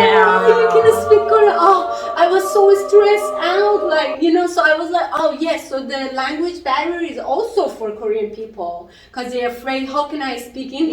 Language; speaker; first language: English; non-native, local second language; Persian